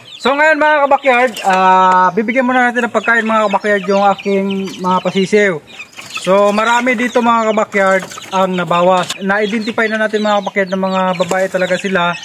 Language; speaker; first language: Filipino; non-native, local second language; Cebuano